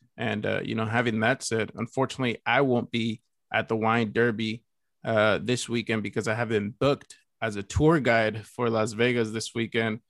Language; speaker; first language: English; early bilingual, other home language; Spanish